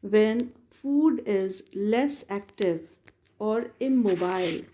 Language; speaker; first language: English; non-native, local second language; Hindi